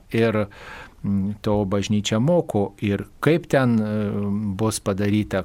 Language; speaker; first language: Lithuanian; native; Lithuanian